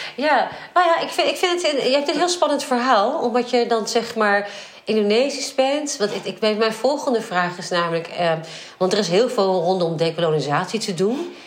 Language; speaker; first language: Dutch; native; Dutch